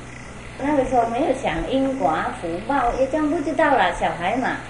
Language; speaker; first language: Chinese; non-native, fluent; Vietnamese